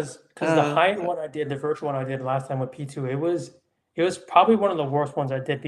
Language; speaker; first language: English; native; English